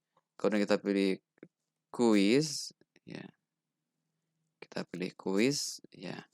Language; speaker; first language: Indonesian; native; Indonesian